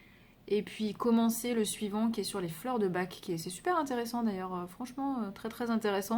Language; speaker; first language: French; native; French